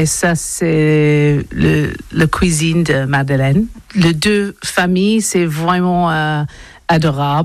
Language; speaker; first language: French; non-native, local second language; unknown